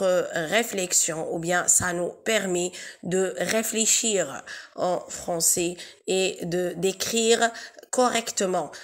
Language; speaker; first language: French; non-native, local second language; Arabic